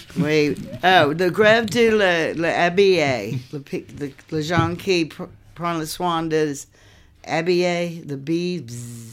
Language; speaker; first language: French; non-native, learner; English